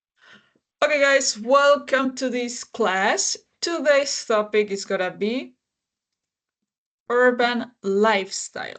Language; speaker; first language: English; non-native, fluent; Spanish